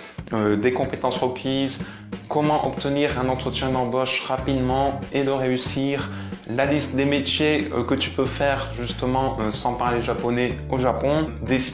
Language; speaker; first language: French; native; French